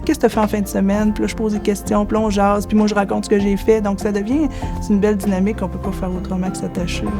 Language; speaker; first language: French; native; French